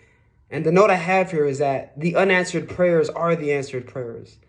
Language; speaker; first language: English; native; English